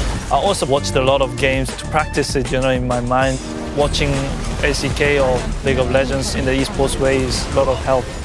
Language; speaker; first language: English; non-native, fluent; Korean